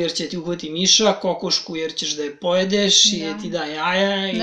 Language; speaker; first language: Serbian; native; Serbian